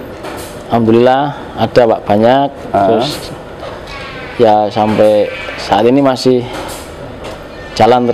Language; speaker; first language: Indonesian; native; Indonesian